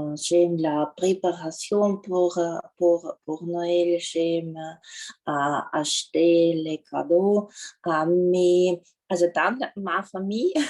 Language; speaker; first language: French; non-native, learner; Russian